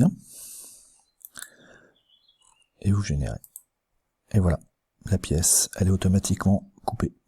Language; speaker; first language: French; native; French